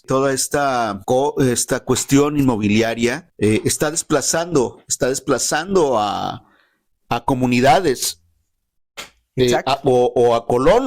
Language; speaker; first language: Spanish; native; Spanish